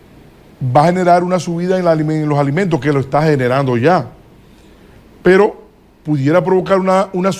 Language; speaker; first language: Spanish; native; Spanish